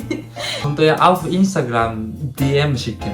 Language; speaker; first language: German; non-native, learner; Japanese